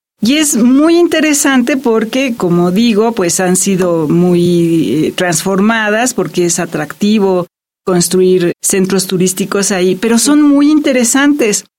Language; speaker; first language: Spanish; native; Spanish